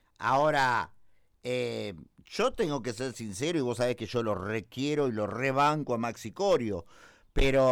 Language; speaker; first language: Spanish; native; Spanish